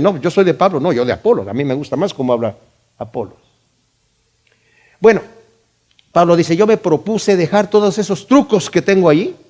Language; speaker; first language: Spanish; native; Spanish